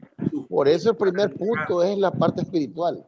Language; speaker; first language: Spanish; native; Spanish